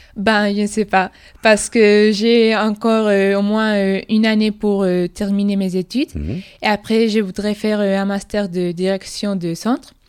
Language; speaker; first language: French; non-native, fluent; Spanish